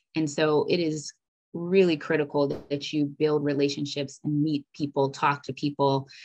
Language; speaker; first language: English; native; English